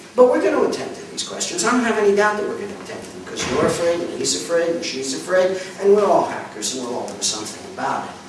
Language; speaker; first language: English; native; English